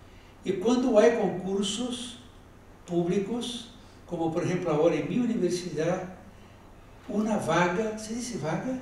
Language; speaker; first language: Spanish; non-native, fluent; Portuguese